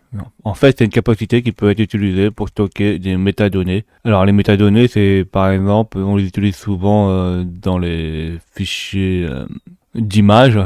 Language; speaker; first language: French; native; French